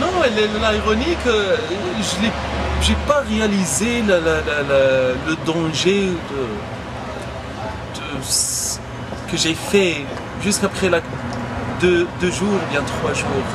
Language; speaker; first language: French; non-native, local second language; Arabic